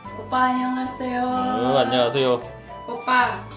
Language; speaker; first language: Korean; non-native, learner; Lao